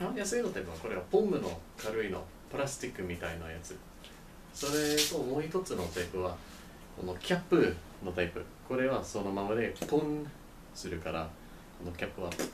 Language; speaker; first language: Japanese; non-native, learner; English